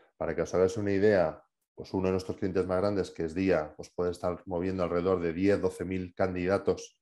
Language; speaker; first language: Spanish; native; Spanish